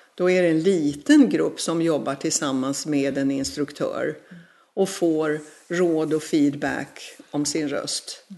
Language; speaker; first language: Swedish; native; Swedish